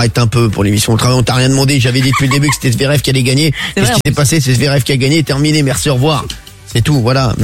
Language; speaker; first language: French; native; French